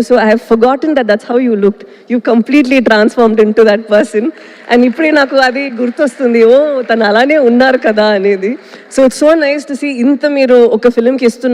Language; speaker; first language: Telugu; non-native, local second language; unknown